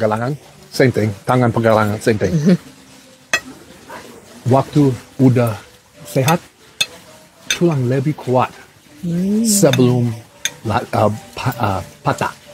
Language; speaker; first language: Indonesian; non-native, fluent; English